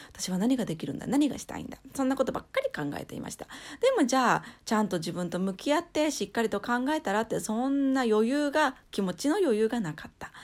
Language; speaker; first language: Japanese; native; Japanese